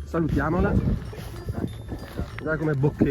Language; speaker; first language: Italian; native; Italian